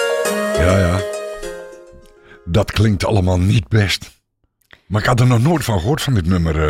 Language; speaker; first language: Dutch; native; Dutch